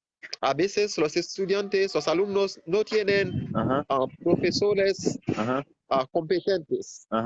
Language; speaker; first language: Spanish; non-native, fluent; Haitian Creole